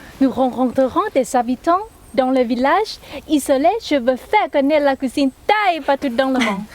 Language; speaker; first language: French; non-native, learner; Thai